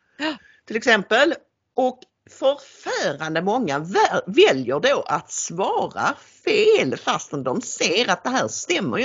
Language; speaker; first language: Swedish; native; Swedish